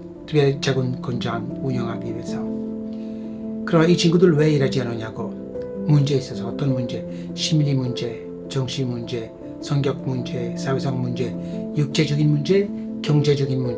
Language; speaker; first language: Korean; non-native, fluent; Italian